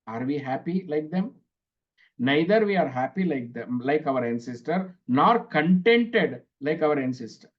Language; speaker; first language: English; non-native, local second language; Kannada